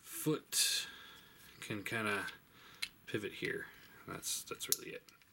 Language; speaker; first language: English; native; English